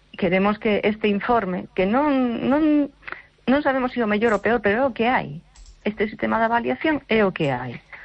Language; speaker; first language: Galician; non-native, local second language; Spanish